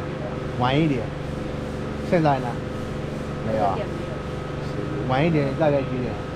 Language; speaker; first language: Chinese; non-native, fluent; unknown